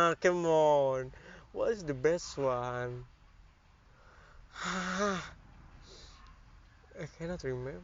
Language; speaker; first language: English; non-native, learner; Indonesian